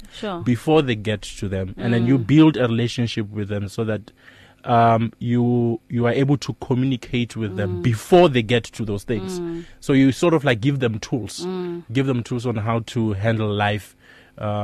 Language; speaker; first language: English; non-native, local second language; Northern Sotho